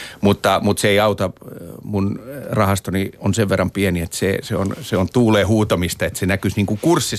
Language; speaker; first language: Finnish; native; Finnish